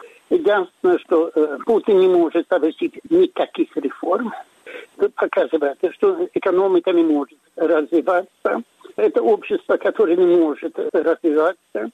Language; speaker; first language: Russian; non-native, fluent; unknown